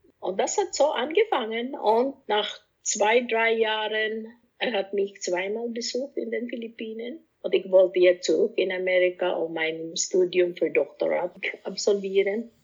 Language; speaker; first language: German; non-native, fluent; Cebuano